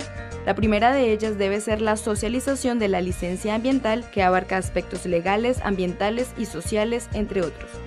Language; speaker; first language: Spanish; native; Spanish